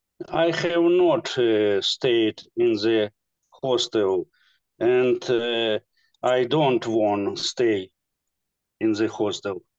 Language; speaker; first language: English; non-native, learner; Russian